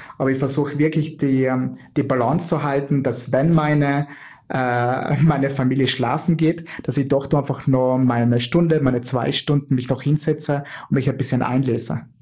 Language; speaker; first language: German; native; German